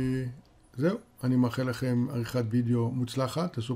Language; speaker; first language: Hebrew; native; Hebrew